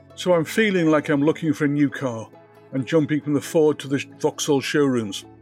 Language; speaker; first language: English; native; English